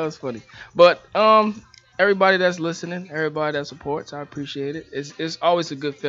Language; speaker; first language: English; native; English